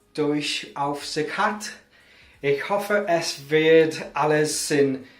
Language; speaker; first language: German; non-native, learner; English